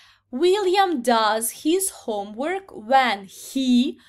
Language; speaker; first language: English; non-native, fluent; Ukrainian